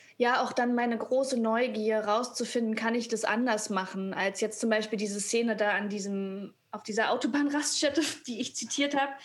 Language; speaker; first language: German; native; German